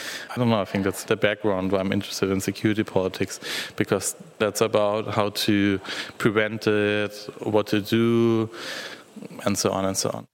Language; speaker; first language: English; non-native, fluent; German